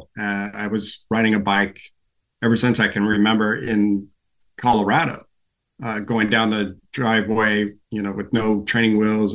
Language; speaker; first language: English; native; English